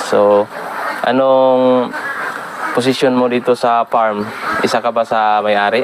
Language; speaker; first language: Filipino; non-native, local second language; Cebuano